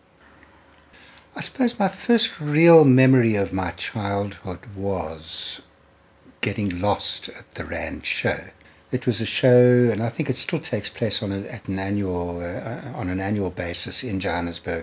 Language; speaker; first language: English; native; English